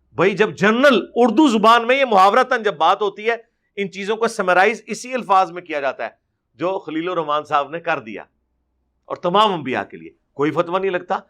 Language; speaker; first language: Urdu; non-native, local second language; Punjabi